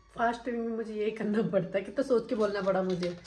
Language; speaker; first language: Hindi; native; Hindi